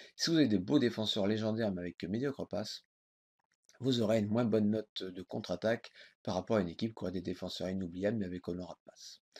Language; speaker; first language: French; native; French